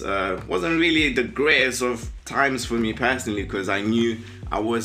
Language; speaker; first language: English; non-native, local second language; Shona